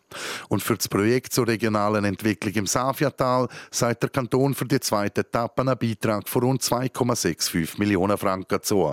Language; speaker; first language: German; native; German